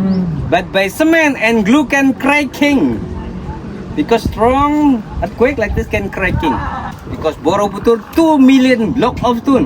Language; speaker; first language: English; non-native, learner; Indonesian